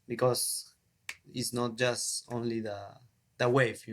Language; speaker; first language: English; non-native, learner; Spanish